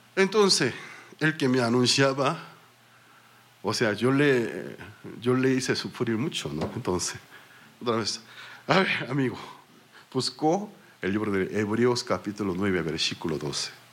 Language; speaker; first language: Spanish; non-native, fluent; Korean